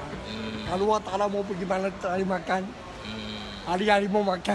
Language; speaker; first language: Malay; non-native, local second language; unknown